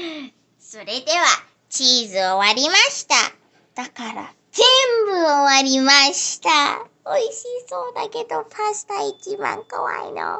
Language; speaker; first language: Japanese; early bilingual, heritage; Japanese